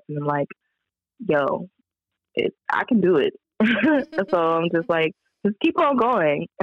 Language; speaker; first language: English; native; English